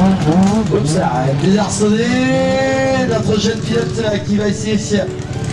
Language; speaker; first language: French; native; French